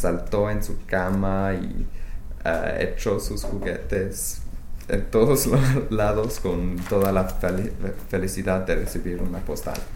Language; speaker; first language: Spanish; non-native, learner; English